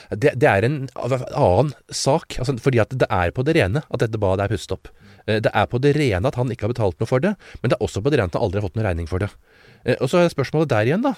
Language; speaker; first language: Norwegian; native; Norwegian